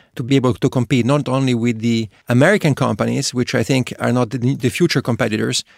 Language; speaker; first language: English; non-native, fluent; Italian